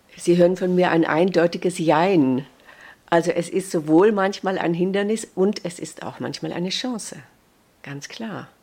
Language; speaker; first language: German; native; German